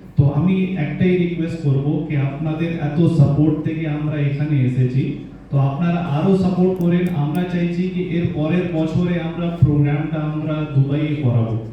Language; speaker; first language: Bangla; non-native, local second language; Hindi